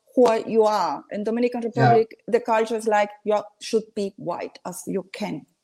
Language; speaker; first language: English; non-native, learner; Spanish